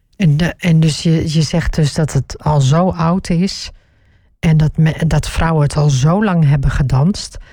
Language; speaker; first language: Dutch; early bilingual, other home language; Turkish